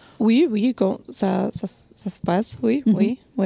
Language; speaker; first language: French; non-native, local second language; Dutch